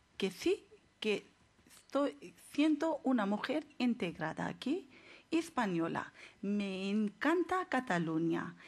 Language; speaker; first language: Spanish; non-native, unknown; Urdu